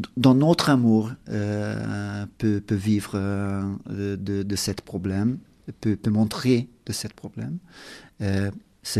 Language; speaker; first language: French; non-native, learner; Hungarian